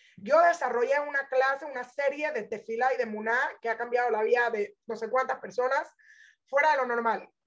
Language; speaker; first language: Spanish; native; Spanish